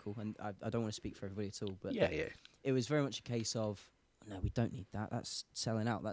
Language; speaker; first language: English; native; English